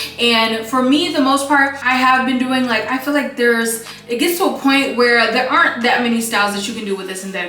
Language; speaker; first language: English; native; English